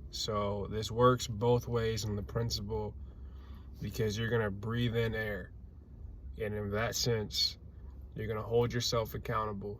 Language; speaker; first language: English; native; English